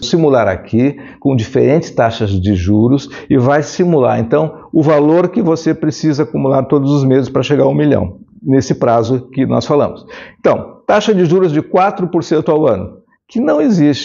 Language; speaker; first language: Portuguese; native; Portuguese